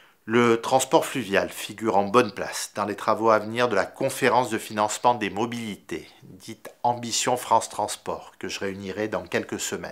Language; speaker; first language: French; native; French